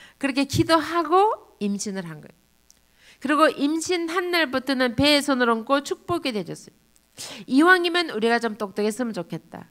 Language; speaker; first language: Korean; native; Korean